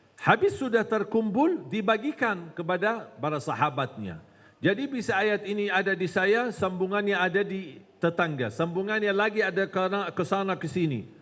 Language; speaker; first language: Malay; non-native, fluent; Arabic